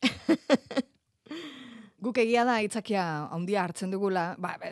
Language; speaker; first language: Basque; non-native, fluent; Spanish